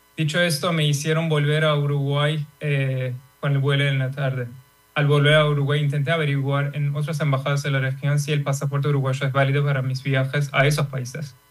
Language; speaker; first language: Spanish; non-native, fluent; Persian